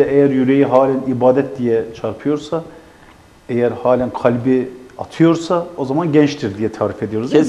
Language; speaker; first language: Turkish; native; Turkish